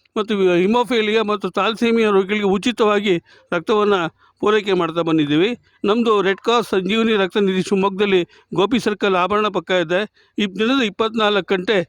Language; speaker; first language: Kannada; native; Kannada